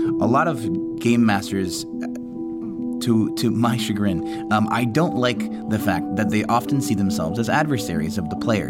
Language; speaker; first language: English; native; English